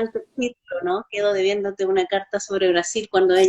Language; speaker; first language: Spanish; native; Spanish